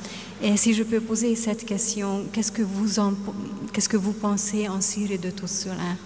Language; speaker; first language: French; non-native, fluent; Hungarian